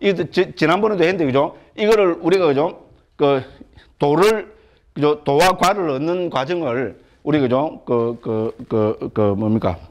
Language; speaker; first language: Korean; native; Korean